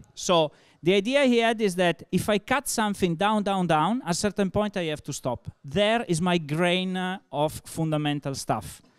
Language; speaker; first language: English; non-native, fluent; Italian